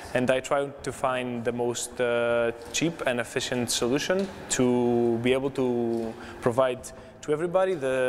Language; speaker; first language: English; non-native, fluent; Greek